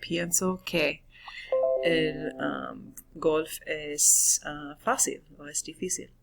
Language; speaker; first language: Spanish; non-native, fluent; English